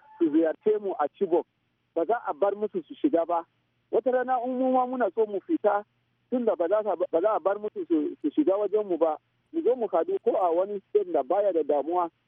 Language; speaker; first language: Hausa; non-native, local second language; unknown